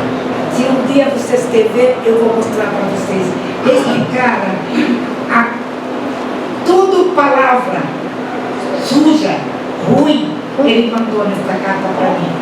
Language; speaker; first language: Portuguese; non-native, fluent; Arabic